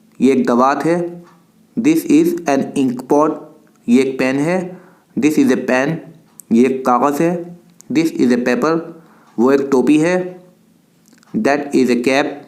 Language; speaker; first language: Urdu; native; Urdu